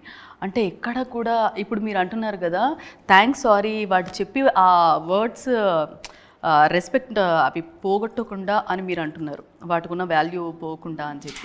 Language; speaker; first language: Telugu; native; Telugu